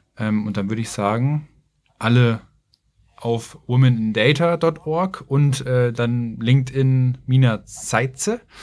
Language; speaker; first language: German; native; German